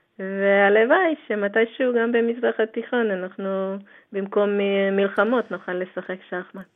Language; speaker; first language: Hebrew; non-native, fluent; Hungarian